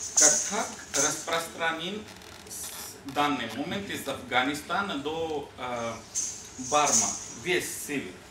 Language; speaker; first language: Russian; non-native, learner; Hindi